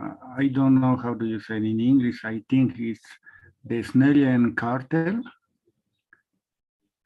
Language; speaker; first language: English; non-native, learner; Spanish